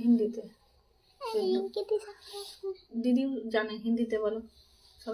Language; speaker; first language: Hindi; non-native, local second language; Bangla